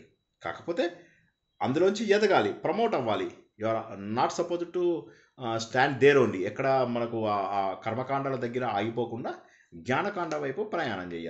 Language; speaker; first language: Telugu; native; Telugu